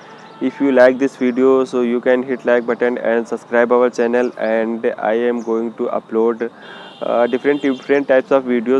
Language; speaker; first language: English; non-native, learner; Hindi